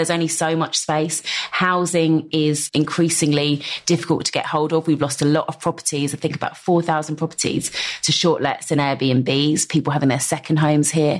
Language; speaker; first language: English; native; English